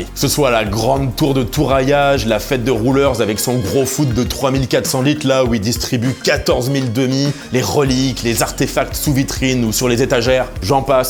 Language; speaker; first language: French; native; French